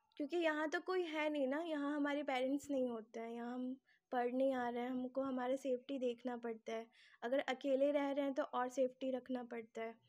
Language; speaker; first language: Hindi; non-native, local second language; Odia